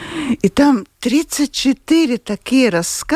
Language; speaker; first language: Russian; non-native, local second language; Latvian